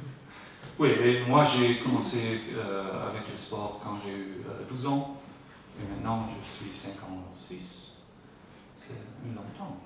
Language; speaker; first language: French; non-native, learner; German